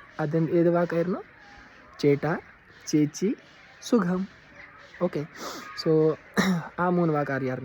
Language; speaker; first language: Malayalam; non-native, local second language; Kashmiri